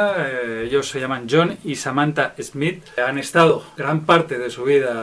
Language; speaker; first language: Spanish; native; Spanish